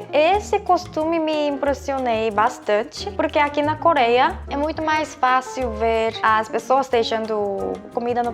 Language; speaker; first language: Portuguese; non-native, fluent; Korean